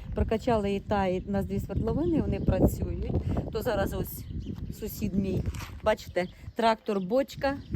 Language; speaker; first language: Ukrainian; native; Ukrainian